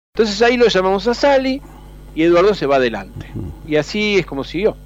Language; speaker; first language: Spanish; native; Spanish